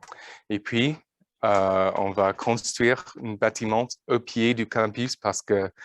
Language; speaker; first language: French; non-native, learner; English